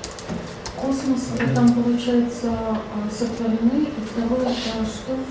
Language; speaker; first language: Russian; native; Russian